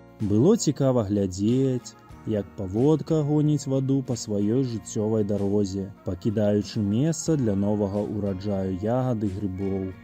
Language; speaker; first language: Belarusian; native; Belarusian